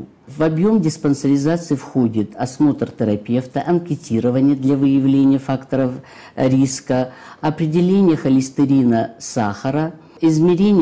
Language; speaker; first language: Russian; native; Russian